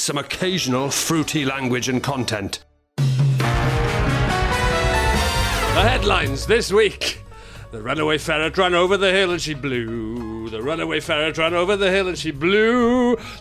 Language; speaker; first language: English; native; English